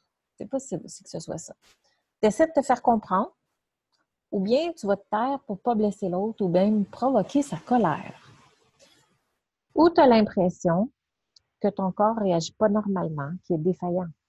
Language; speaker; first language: French; native; French